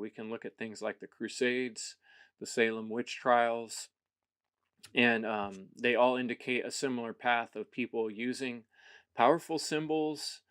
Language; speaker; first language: English; native; English